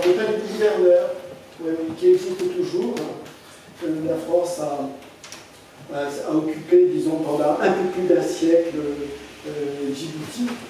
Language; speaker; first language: French; native; French